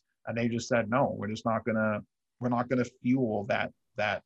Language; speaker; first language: English; native; English